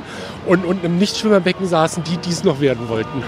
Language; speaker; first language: German; native; German